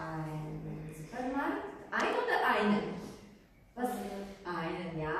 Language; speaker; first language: German; non-native, fluent; Croatian